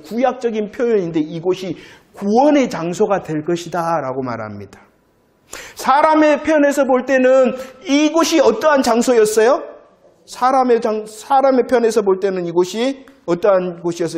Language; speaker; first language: Korean; native; Korean